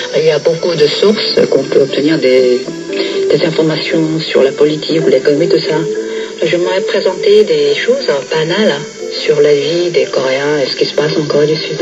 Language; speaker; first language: French; non-native, fluent; Korean